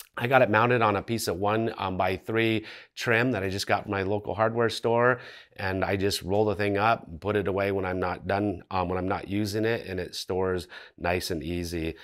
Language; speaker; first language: English; native; English